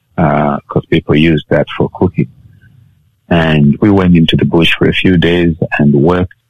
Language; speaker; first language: English; non-native, local second language; Bemba